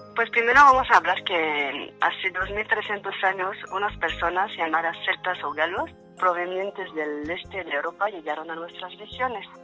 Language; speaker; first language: Spanish; non-native, fluent; French